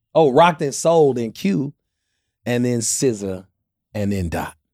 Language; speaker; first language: English; native; English